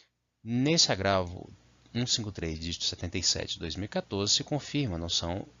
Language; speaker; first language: Portuguese; native; Portuguese